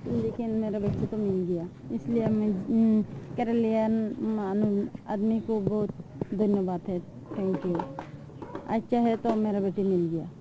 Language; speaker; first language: Hindi; non-native, local second language; Assamese